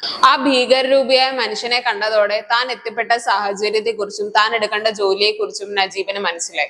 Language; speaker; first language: Malayalam; native; Malayalam